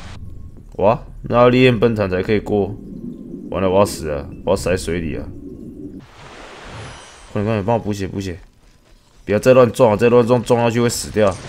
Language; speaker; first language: Chinese; native; Chinese